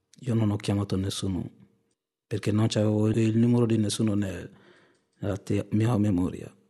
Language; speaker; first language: Italian; non-native, fluent; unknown